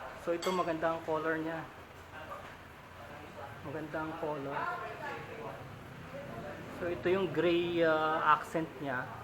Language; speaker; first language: Filipino; native; Filipino